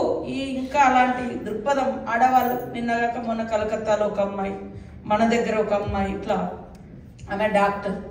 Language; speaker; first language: Telugu; native; Telugu